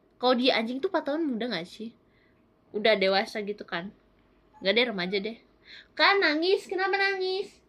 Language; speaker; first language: Indonesian; native; Indonesian